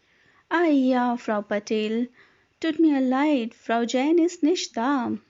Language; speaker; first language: German; non-native, fluent; Hindi